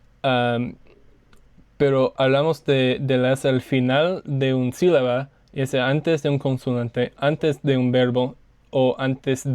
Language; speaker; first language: Spanish; non-native, learner; English